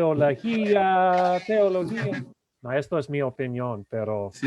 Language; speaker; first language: Spanish; non-native, fluent; English